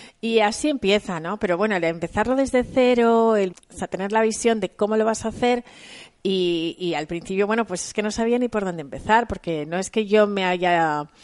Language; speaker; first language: Spanish; native; Spanish